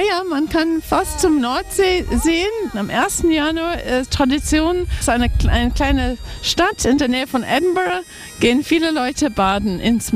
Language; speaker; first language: German; non-native, fluent; English